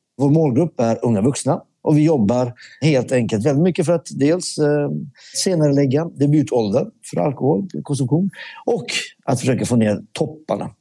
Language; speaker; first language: Swedish; early bilingual, other home language; Persian